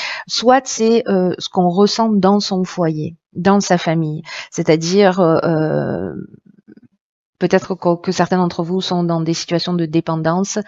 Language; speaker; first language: French; native; French